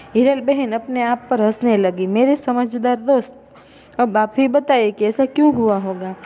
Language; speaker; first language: Hindi; non-native, local second language; Gujarati